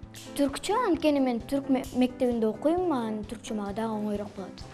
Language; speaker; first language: Kyrgyz; early bilingual, other home language; Turkish